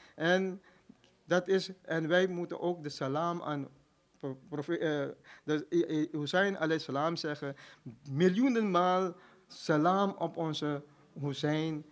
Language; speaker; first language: Dutch; non-native, fluent; Urdu